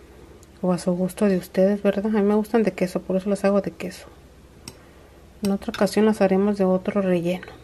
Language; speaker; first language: Spanish; native; Spanish